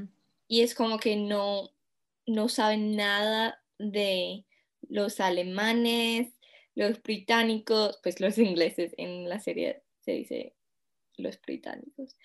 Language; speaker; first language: Spanish; non-native, fluent; English